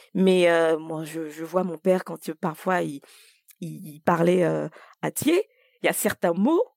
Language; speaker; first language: French; native; French